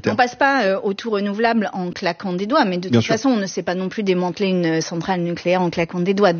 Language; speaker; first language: French; native; French